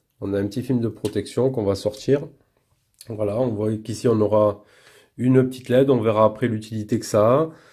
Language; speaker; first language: French; native; French